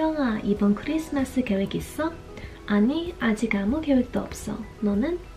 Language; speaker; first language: Korean; non-native, learner; English